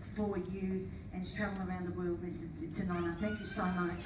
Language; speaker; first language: English; native; English